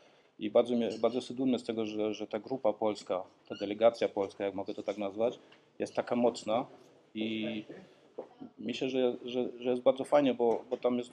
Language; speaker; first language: Polish; early bilingual, heritage; Polish